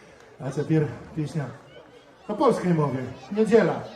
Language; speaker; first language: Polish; non-native, learner; Belarusian